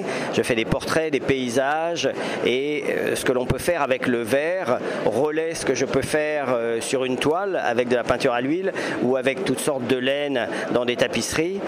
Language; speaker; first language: French; native; French